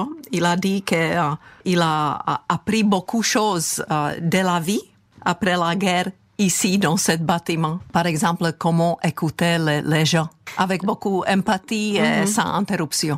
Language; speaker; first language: French; non-native, fluent; Czech